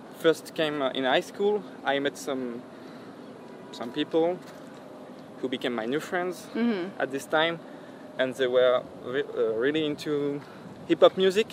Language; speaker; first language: English; non-native, fluent; French